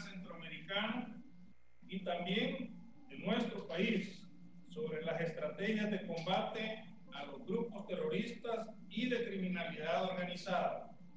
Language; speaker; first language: Spanish; native; Spanish